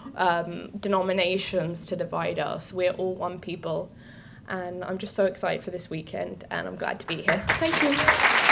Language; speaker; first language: English; native; English